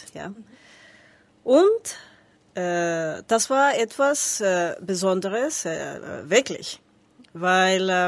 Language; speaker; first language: German; non-native, learner; Spanish